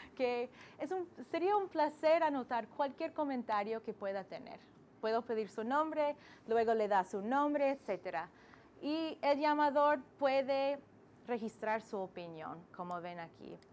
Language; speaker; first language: Spanish; non-native, fluent; English